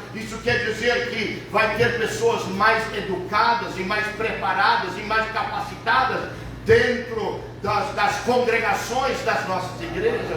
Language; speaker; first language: Portuguese; early bilingual, other home language; English